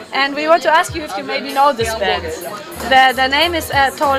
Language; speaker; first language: English; non-native, learner; German